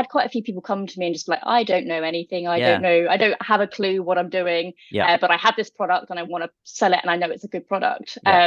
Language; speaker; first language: English; native; English